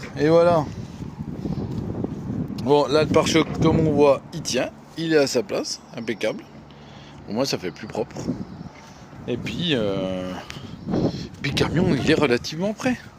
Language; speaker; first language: French; native; French